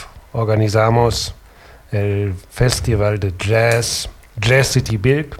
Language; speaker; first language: Spanish; non-native, learner; German